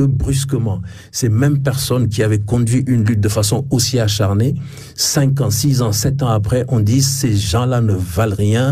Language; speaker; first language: French; non-native, local second language; Ewe